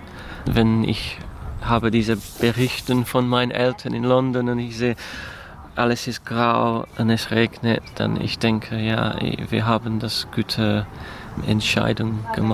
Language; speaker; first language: German; non-native, fluent; English